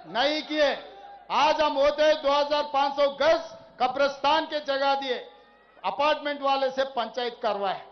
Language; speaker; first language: Hindi; non-native, local second language; Telugu